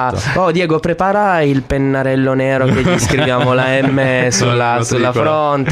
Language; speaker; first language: Italian; native; Italian